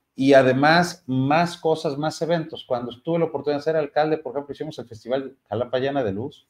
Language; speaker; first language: Spanish; native; Spanish